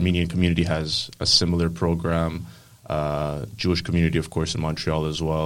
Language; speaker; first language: English; non-native, fluent; Greek